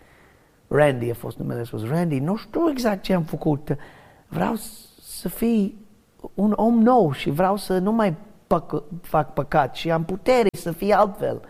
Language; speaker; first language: Romanian; non-native, learner; English